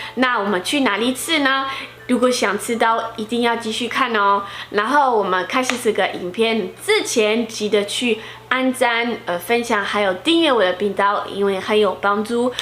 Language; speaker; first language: Chinese; non-native, fluent; Portuguese